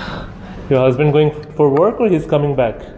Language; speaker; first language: English; non-native, local second language; Hindi